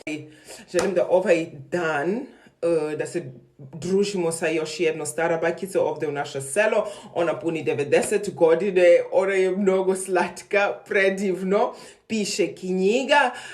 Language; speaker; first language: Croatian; non-native, fluent; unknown